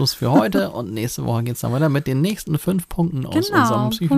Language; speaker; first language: German; native; German